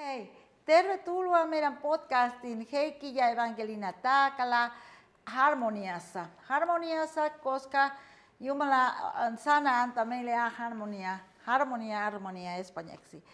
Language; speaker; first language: Finnish; non-native, fluent; Spanish